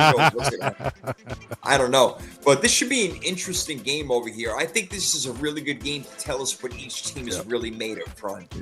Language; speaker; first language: English; native; English